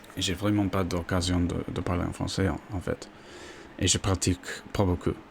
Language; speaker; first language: French; non-native, learner; English